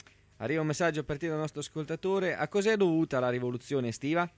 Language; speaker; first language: Italian; native; Italian